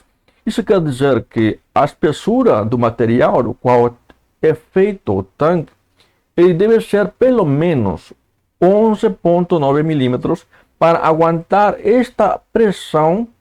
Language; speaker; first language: Portuguese; native; Portuguese